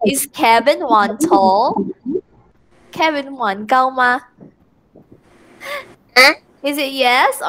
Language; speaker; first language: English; non-native, fluent; Chinese